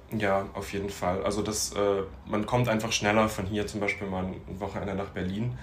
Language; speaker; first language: German; native; German